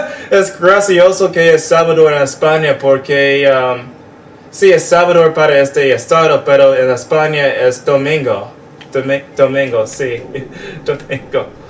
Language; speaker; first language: Spanish; non-native, fluent; English